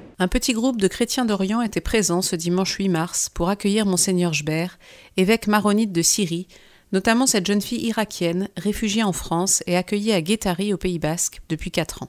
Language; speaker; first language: French; native; French